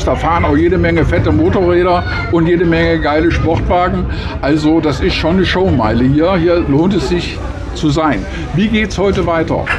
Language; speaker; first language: German; native; German